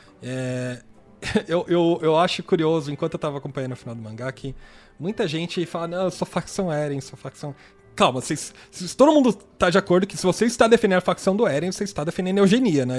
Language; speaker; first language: Portuguese; native; Portuguese